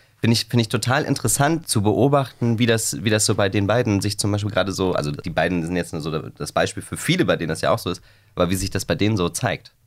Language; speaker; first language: German; native; German